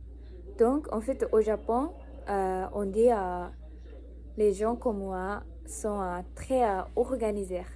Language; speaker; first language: French; non-native, learner; Japanese